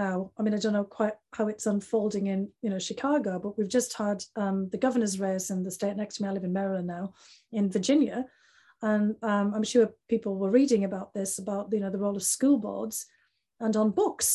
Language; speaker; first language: English; native; English